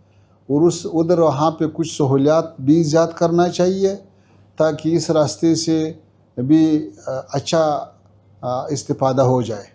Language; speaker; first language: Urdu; non-native, fluent; Pashto